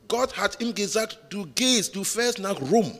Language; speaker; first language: German; non-native, learner; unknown